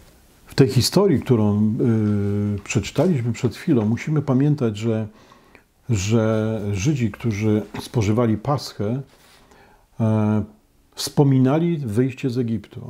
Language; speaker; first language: Polish; native; Polish